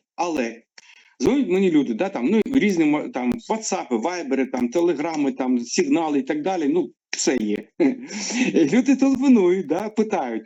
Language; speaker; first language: Ukrainian; non-native, local second language; Russian